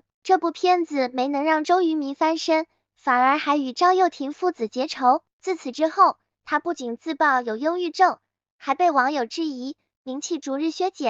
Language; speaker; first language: Chinese; native; Chinese